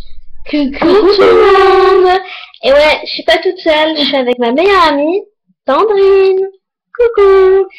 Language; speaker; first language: French; native; French